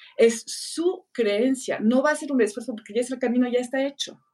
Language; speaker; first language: Spanish; non-native, fluent; French